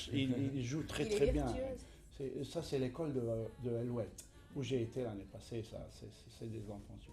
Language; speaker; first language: French; non-native, fluent; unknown